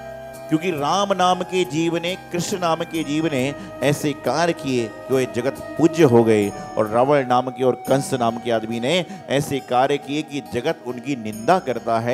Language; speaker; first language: Hindi; native; Hindi